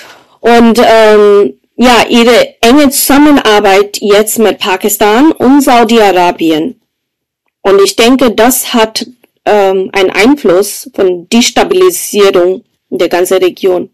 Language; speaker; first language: German; non-native, fluent; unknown